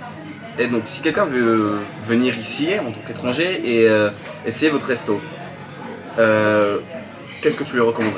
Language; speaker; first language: French; native; French